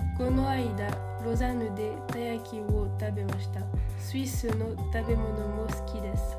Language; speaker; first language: Japanese; non-native, learner; French